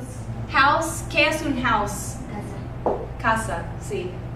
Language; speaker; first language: Spanish; non-native, fluent; English